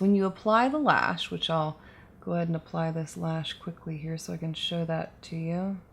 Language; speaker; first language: English; native; English